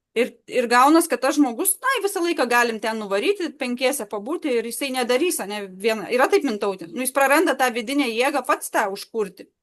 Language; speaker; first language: Lithuanian; native; Lithuanian